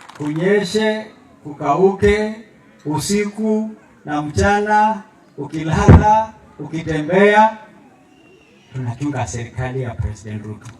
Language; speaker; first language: Swahili; non-native, local second language; Masai